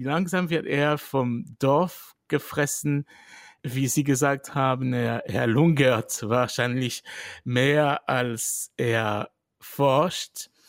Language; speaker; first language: German; non-native, fluent; French